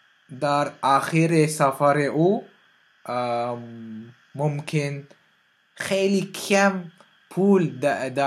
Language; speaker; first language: Persian; non-native, learner; French